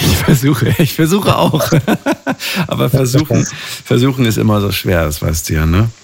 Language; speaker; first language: German; native; German